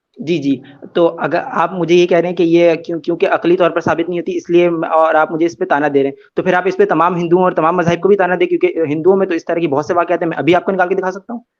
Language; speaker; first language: Urdu; native; Urdu